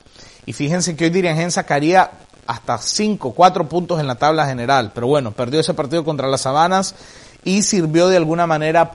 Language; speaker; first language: Spanish; native; Spanish